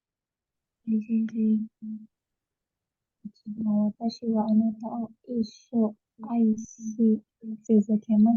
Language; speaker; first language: Japanese; non-native, learner; Indonesian